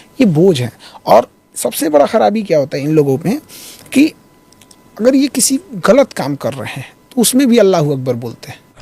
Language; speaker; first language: Hindi; native; Hindi